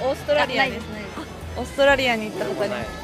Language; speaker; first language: Japanese; native; Japanese